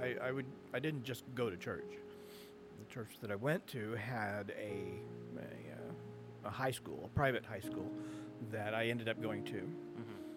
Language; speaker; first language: English; native; English